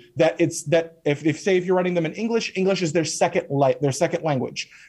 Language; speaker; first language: English; native; English